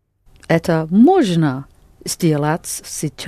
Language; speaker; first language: Russian; non-native, learner; English